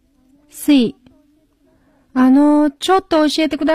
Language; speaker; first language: Japanese; non-native, fluent; Chinese